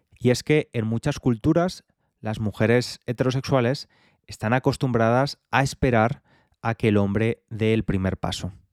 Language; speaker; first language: Spanish; native; Spanish